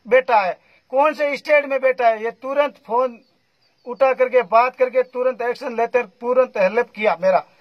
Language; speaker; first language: Hindi; native; Hindi